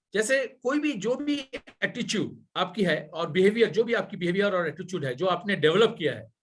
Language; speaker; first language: Hindi; non-native, local second language; Bangla